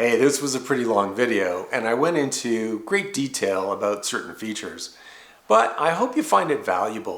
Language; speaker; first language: English; native; English